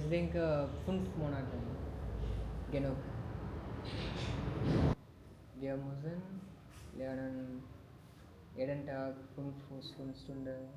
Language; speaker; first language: German; non-native, learner; Tamil